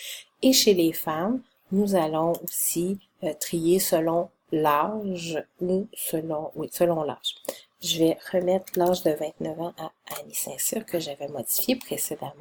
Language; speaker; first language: French; native; French